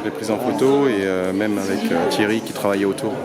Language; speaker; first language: French; native; French